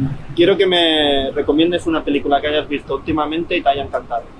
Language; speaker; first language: Spanish; native; Spanish